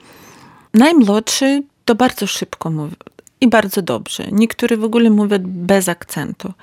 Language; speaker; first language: Polish; non-native, learner; Ukrainian